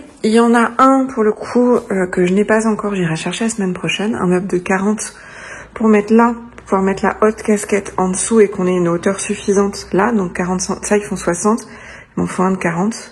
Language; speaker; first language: French; native; French